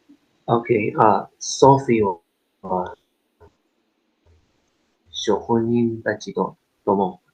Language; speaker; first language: Japanese; non-native, learner; English